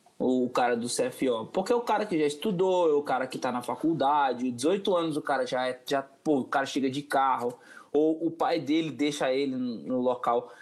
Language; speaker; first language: Portuguese; native; Portuguese